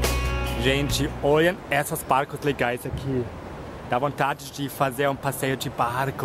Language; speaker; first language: Portuguese; non-native, fluent; German